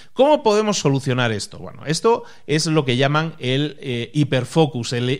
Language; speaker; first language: Spanish; native; Spanish